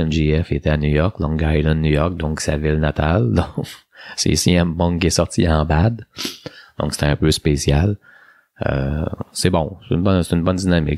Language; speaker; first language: French; native; French